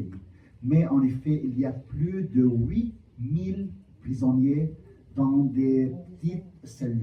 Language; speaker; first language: French; non-native, local second language; Arabic